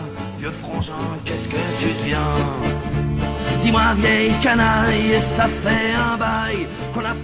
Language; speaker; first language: French; native; French